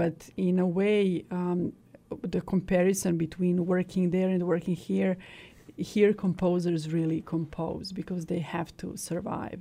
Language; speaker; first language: English; non-native, fluent; Serbian